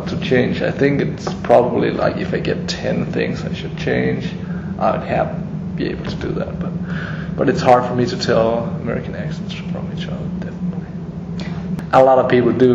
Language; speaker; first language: English; non-native, fluent; Danish